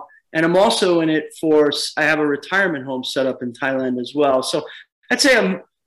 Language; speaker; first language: English; native; English